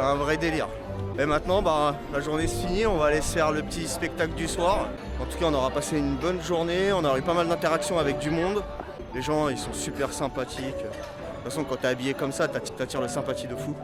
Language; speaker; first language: French; native; French